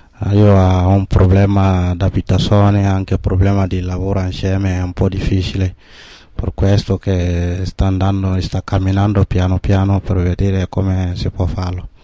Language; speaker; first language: Italian; non-native, learner; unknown